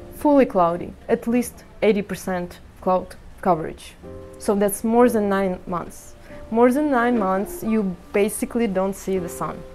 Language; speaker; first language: English; non-native, fluent; Ukrainian